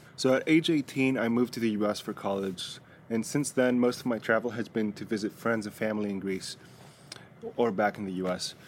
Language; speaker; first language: English; non-native, fluent; Greek